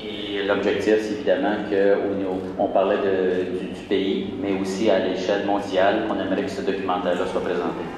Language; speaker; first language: French; native; French